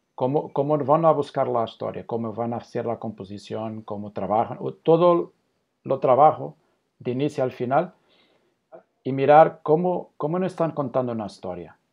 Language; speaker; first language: Spanish; non-native, learner; Portuguese